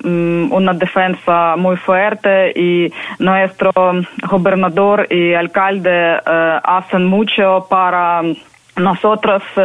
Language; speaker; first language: Spanish; non-native, fluent; Ukrainian